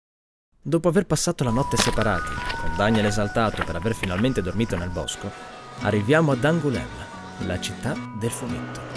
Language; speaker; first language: Italian; native; Italian